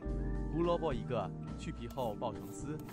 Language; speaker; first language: Chinese; native; Chinese